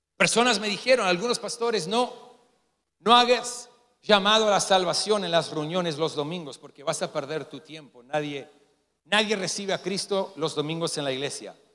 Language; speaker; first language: Spanish; non-native, fluent; English